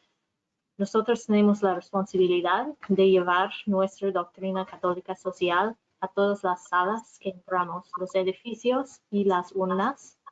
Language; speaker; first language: Spanish; non-native, fluent; English